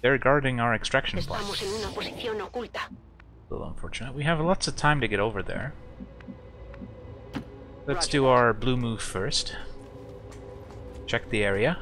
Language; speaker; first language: English; native; English